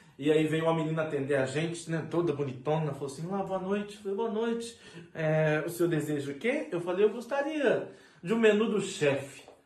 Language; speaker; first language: Portuguese; native; Portuguese